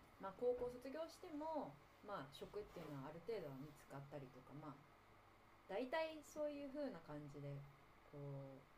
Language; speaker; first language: Japanese; native; Japanese